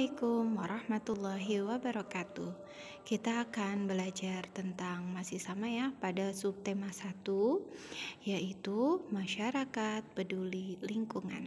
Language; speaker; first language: Indonesian; native; Indonesian